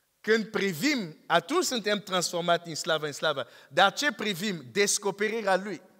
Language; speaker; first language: Romanian; non-native, fluent; English